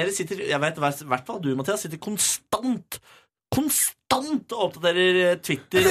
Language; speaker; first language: Norwegian; native; Norwegian